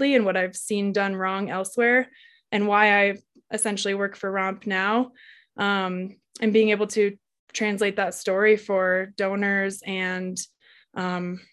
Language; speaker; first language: English; native; English